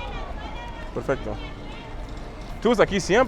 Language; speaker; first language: Spanish; non-native, learner; English